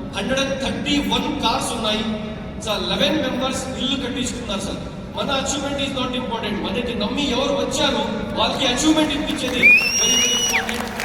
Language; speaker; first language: Telugu; non-native, local second language; Urdu